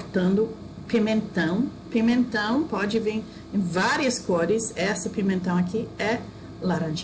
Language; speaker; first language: Portuguese; non-native, fluent; English